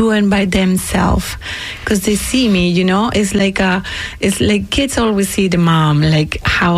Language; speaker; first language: English; non-native, learner; Spanish